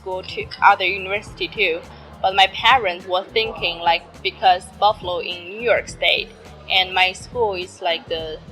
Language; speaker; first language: English; non-native, learner; Chinese